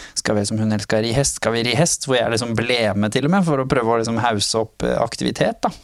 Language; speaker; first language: Norwegian; early bilingual, other home language; Somali